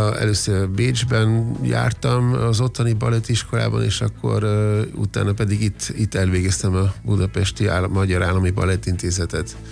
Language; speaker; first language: Hungarian; non-native, fluent; German